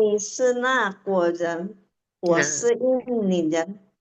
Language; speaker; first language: Chinese; non-native, learner; Indonesian